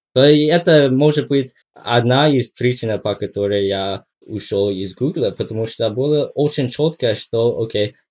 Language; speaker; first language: Russian; non-native, fluent; English